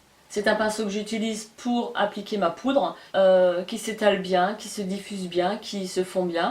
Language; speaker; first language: French; native; French